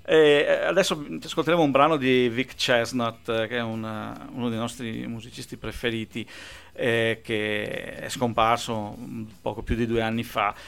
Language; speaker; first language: Italian; native; Italian